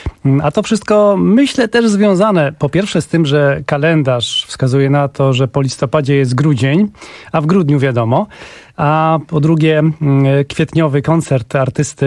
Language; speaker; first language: Polish; native; Polish